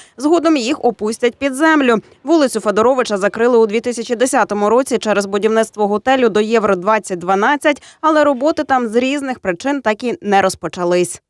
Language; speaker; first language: Ukrainian; native; Ukrainian